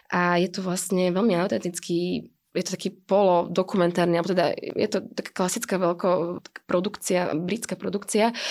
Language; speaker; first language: Slovak; native; Slovak